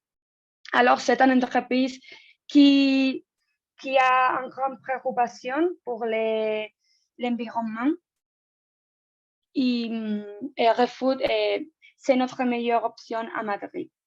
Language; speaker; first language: French; non-native, learner; Spanish